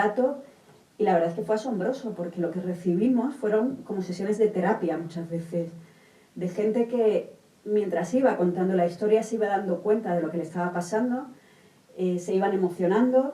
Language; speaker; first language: Spanish; native; Spanish